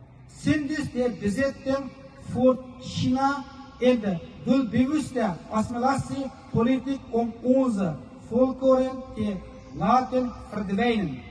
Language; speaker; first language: Dutch; non-native, fluent; Uyghur